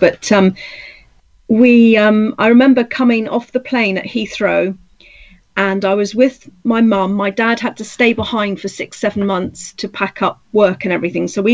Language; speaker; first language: English; native; English